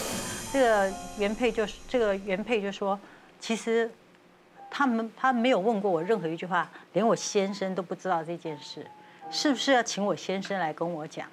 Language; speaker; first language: Chinese; native; Chinese